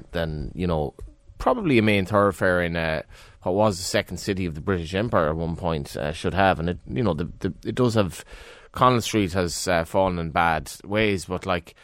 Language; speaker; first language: English; native; English